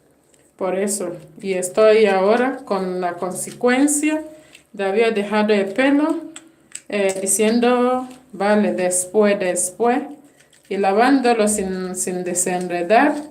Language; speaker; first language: Spanish; non-native, fluent; English